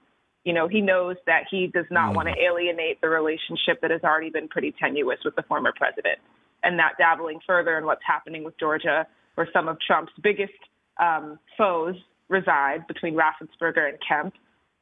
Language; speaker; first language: English; native; English